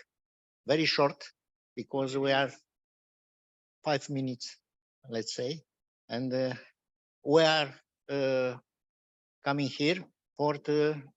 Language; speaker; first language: English; non-native, fluent; Romanian